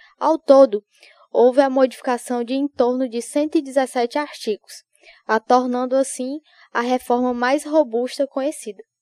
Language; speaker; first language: Portuguese; native; Portuguese